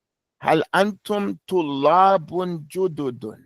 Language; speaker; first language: Arabic; non-native, fluent; English